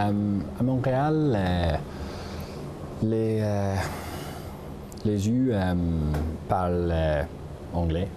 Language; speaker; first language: French; non-native, learner; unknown